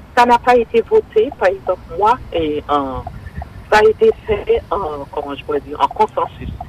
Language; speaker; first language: French; non-native, local second language; Haitian Creole